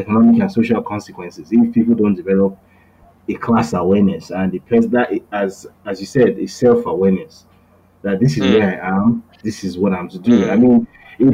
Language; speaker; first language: English; non-native, local second language; Yoruba